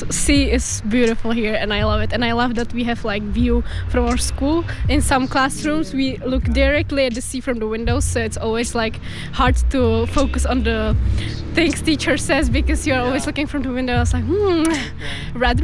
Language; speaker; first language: English; non-native, fluent; Czech